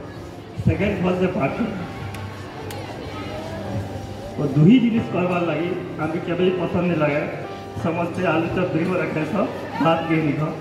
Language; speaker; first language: Hindi; non-native, local second language; Odia